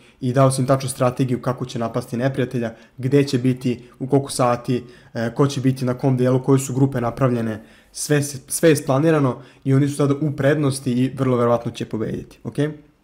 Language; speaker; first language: Serbian; native; Serbian